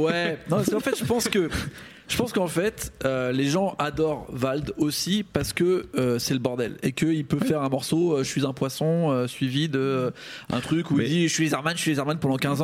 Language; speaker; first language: French; native; French